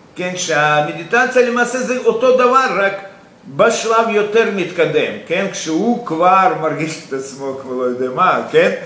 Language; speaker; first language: Hebrew; non-native, fluent; Russian